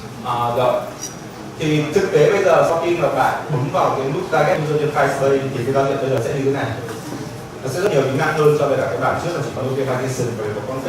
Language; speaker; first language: Vietnamese; native; Vietnamese